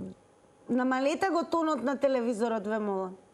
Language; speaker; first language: Macedonian; native; Macedonian